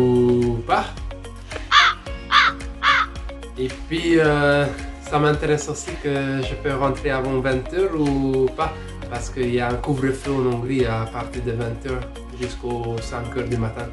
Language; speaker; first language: French; non-native, fluent; Hungarian